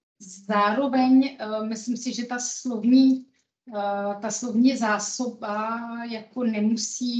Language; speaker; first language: Czech; non-native, fluent; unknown